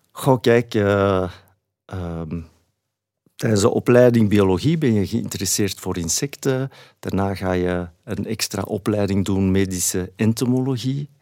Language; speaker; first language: Dutch; native; Dutch